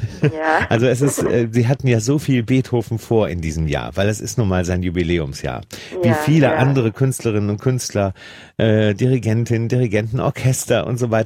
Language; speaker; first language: German; native; German